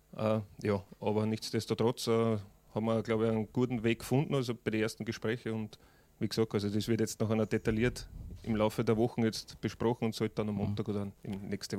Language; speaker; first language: German; native; German